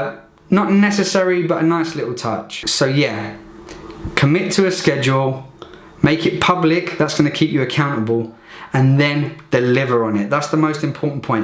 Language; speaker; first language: English; native; English